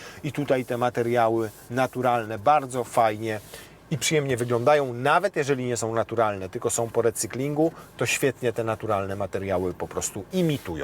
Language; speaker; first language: Polish; native; Polish